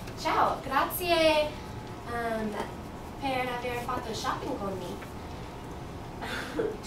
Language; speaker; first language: Italian; non-native, learner; English